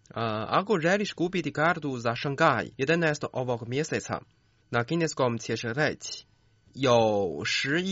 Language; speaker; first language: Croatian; non-native, fluent; Chinese